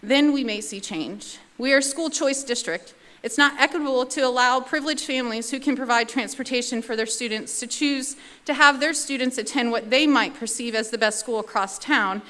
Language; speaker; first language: English; native; English